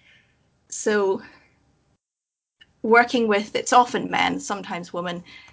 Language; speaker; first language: English; native; English